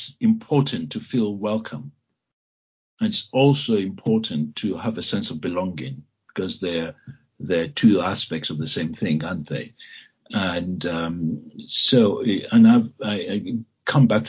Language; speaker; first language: English; non-native, local second language; Yoruba